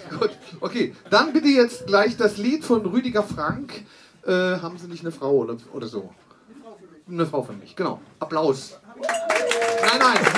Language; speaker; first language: German; native; German